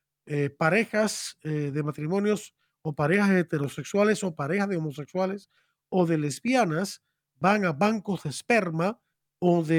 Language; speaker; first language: Spanish; native; Spanish